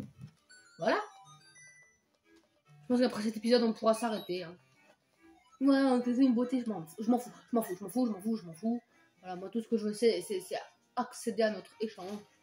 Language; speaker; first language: French; native; French